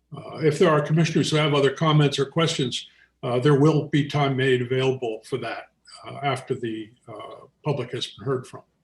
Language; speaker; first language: English; native; English